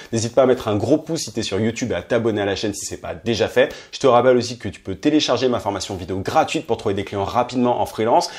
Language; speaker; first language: French; native; French